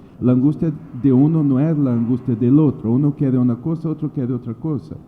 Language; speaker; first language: Spanish; non-native, learner; Portuguese